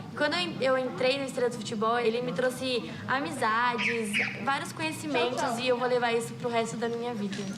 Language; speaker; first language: Portuguese; early bilingual, other home language; Arabic